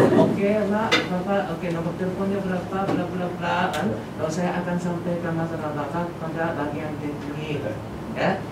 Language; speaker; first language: Indonesian; non-native, fluent; Japanese